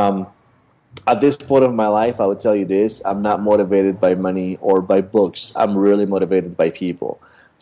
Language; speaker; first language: English; native; English